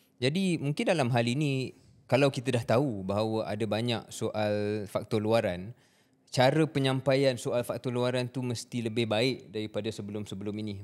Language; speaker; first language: Malay; native; Malay